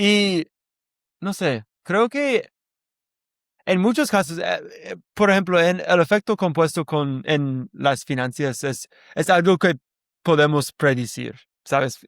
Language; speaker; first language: Spanish; non-native, learner; English